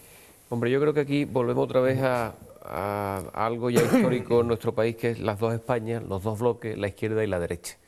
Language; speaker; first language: Spanish; native; Spanish